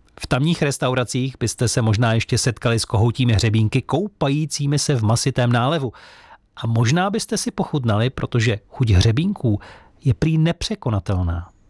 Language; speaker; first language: Czech; native; Czech